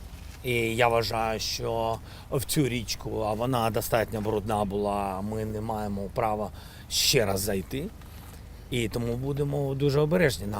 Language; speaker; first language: Ukrainian; non-native, local second language; Russian